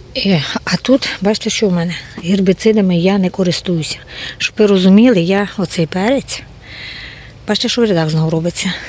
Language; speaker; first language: Ukrainian; non-native, local second language; Russian